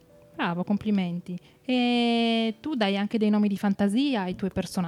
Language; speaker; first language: Italian; native; Italian